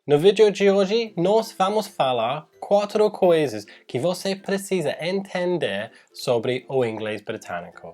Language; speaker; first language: Portuguese; non-native, fluent; English